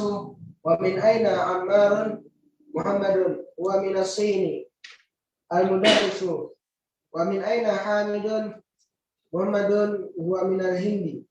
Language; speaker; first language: Arabic; non-native, learner; Indonesian